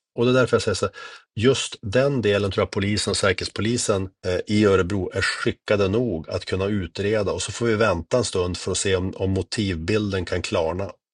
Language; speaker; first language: Swedish; native; Swedish